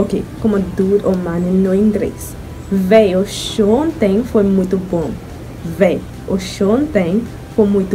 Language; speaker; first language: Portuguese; non-native, learner; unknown